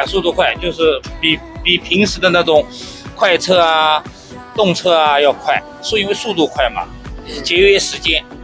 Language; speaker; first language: Chinese; native; Chinese